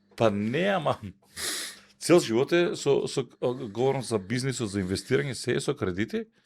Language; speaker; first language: Macedonian; native; Macedonian